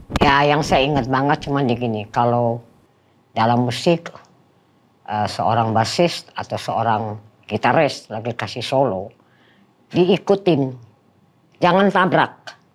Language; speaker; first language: Indonesian; non-native, fluent; Dutch